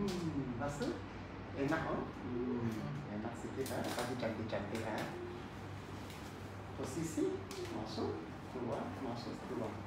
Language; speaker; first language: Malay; non-native, local second language; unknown